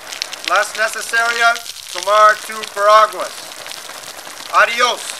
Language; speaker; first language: Spanish; non-native, learner; English